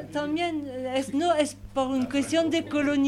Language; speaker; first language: Spanish; non-native, learner; French